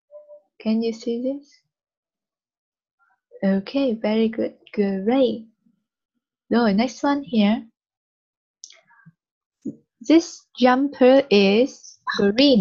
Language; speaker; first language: English; non-native, learner; Vietnamese